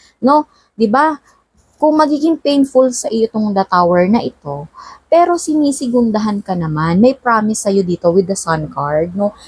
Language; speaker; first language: Filipino; non-native, local second language; Cebuano